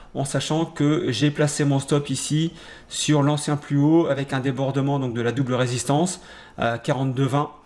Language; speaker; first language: French; native; French